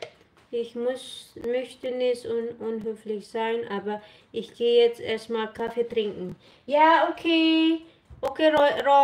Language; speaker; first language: German; non-native, learner; Filipino